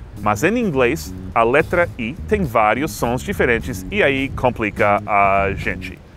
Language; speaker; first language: Portuguese; non-native, fluent; English